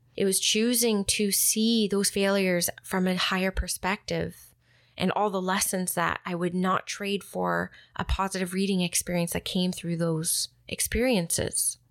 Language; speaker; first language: English; native; English